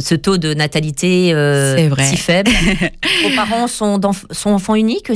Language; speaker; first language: French; native; French